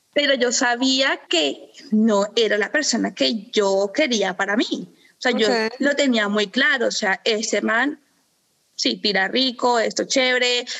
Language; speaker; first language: Spanish; early bilingual, other home language; German